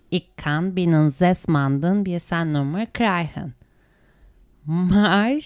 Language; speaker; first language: Dutch; non-native, fluent; Turkish